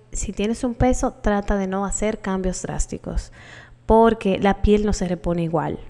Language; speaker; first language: Spanish; native; Spanish